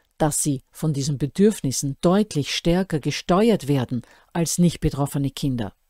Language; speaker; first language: German; native; German